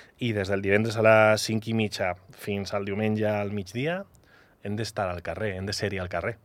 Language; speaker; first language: Catalan; non-native, local second language; Spanish